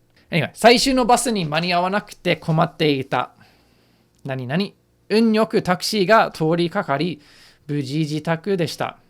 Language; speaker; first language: Japanese; non-native, fluent; English